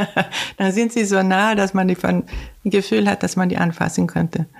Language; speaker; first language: German; non-native, fluent; Swedish